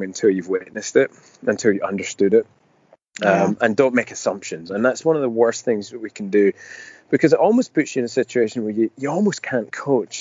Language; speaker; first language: English; native; English